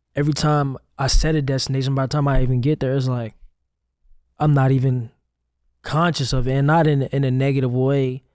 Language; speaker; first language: English; native; English